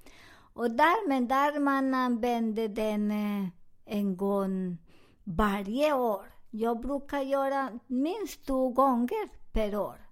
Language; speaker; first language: Swedish; non-native, learner; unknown